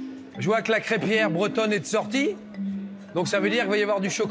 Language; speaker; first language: French; native; French